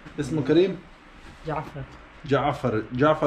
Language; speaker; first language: Arabic; non-native, learner; Pashto